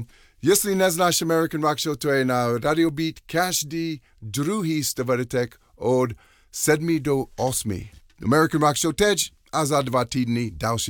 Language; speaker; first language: Czech; non-native, learner; English